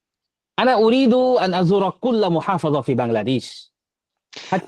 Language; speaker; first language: Arabic; non-native, fluent; Bangla